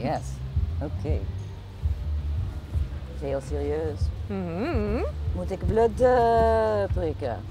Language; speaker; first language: Dutch; non-native, fluent; Arabic